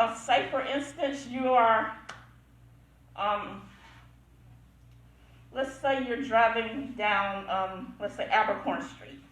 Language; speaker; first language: English; native; English